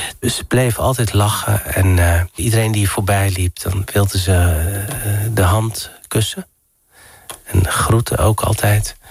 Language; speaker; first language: Dutch; early bilingual, other home language; Riffian